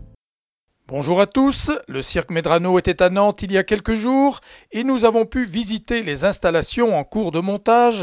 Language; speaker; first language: French; native; French